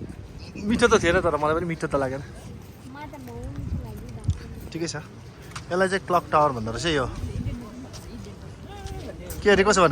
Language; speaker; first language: Nepali; non-native, local second language; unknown